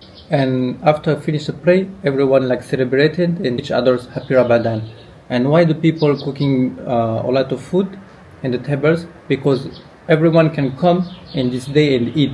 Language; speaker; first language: English; non-native, learner; Arabic